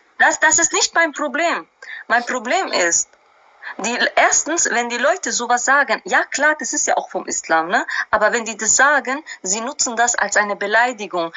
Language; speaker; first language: German; early bilingual, other home language; Albanian